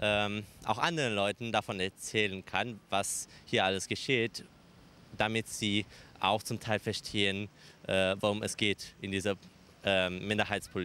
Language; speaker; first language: German; early bilingual, other home language; Romanian